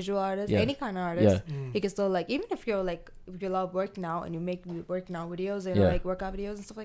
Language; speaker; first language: English; non-native, local second language; Tamil